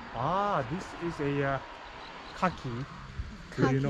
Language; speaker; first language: English; non-native, learner; Japanese